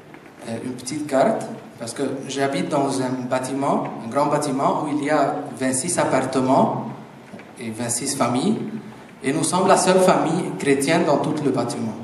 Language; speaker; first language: French; non-native, fluent; Arabic